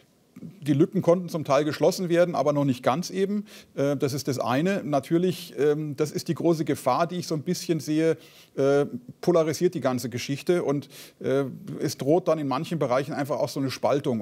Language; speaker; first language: German; native; German